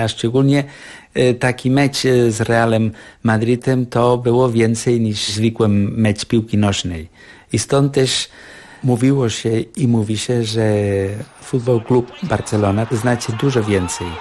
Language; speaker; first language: Polish; non-native, fluent; Catalan